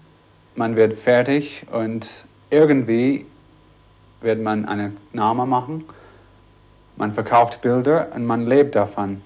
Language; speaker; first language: German; non-native, fluent; English